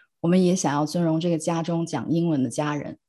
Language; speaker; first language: Chinese; native; Chinese